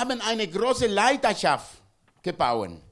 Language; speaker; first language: German; non-native, learner; Spanish